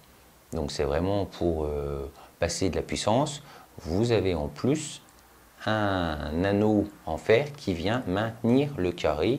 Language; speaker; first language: French; native; French